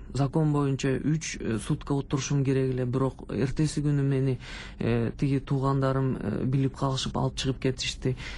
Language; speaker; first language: Kyrgyz; non-native, local second language; Russian